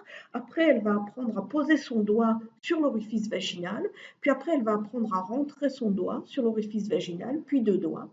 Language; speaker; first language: French; native; French